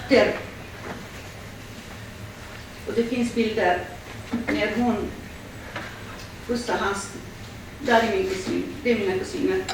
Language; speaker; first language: Swedish; early bilingual, other home language; Assyrian Neo-Aramaic